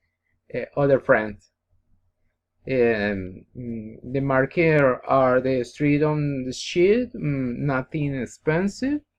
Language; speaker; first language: English; non-native, learner; Spanish